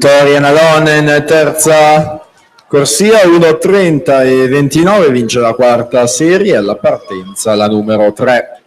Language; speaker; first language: Italian; native; Italian